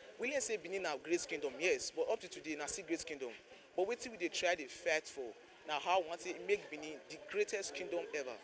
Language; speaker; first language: Nigerian Pidgin; non-native, local second language; Bini